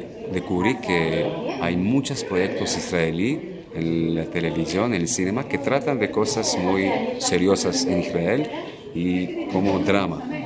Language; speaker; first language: Spanish; non-native, learner; Hebrew